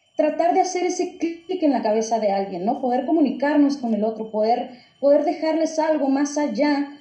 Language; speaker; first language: Spanish; native; Spanish